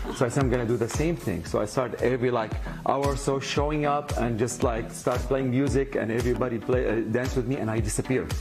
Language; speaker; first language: English; non-native, fluent; Arabic